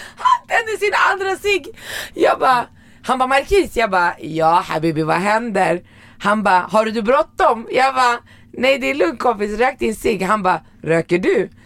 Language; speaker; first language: Swedish; early bilingual, other home language; Arabic